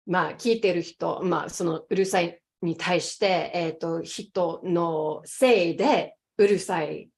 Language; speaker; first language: Japanese; non-native, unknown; English